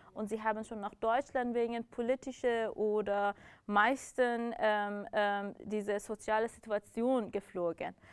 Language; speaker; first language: German; non-native, learner; Persian